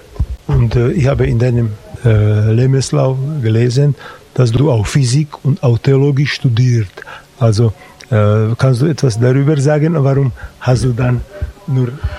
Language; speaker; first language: German; non-native, fluent; Slovak